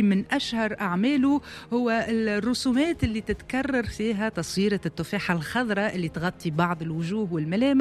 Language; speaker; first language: Arabic; native; Arabic